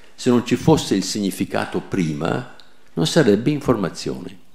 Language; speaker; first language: Italian; non-native, local second language; Venetian